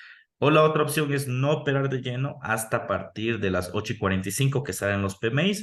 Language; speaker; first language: Spanish; native; Spanish